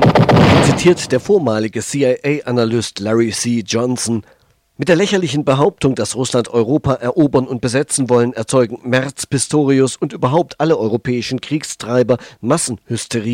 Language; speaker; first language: German; native; German